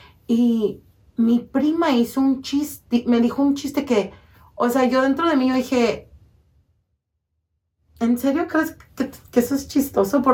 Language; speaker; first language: Spanish; early bilingual, heritage; Spanish